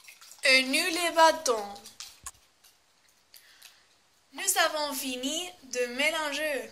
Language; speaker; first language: French; non-native, learner; Spanish